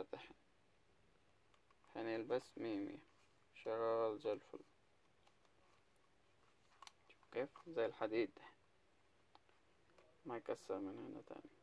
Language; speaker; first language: Arabic; non-native, learner; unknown